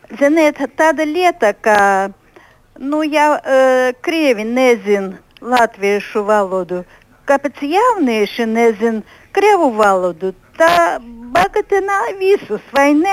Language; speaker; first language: Latvian; non-native, local second language; Russian